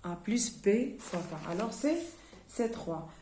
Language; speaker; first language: French; non-native, local second language; Arabic